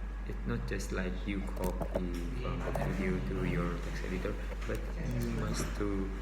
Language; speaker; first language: English; non-native, local second language; Indonesian